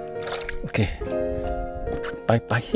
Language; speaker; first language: Chinese; non-native, learner; Thai